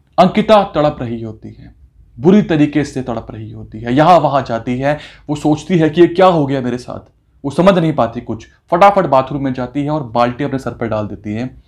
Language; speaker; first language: Hindi; native; Hindi